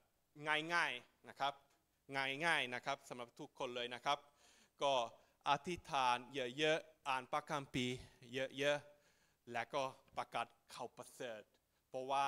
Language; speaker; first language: Thai; non-native, fluent; Finnish